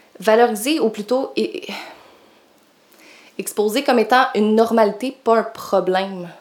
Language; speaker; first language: French; native; French